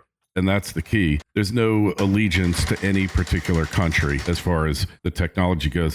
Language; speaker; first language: English; native; English